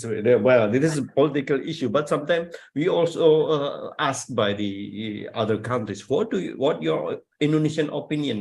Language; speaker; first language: English; non-native, fluent; Indonesian